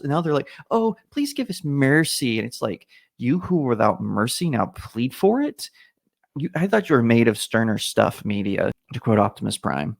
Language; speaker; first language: English; native; English